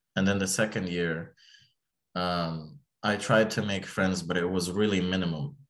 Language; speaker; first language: English; early bilingual, other home language; Arabic